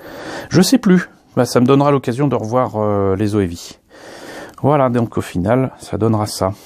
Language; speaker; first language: French; native; French